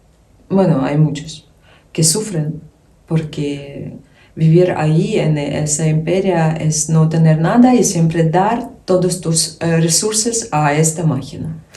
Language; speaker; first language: Spanish; non-native, learner; Ukrainian